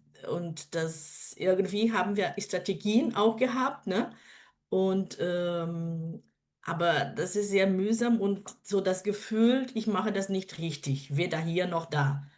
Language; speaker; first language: German; non-native, fluent; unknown